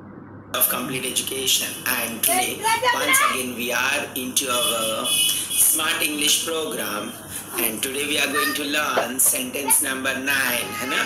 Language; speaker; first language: English; non-native, fluent; Hindi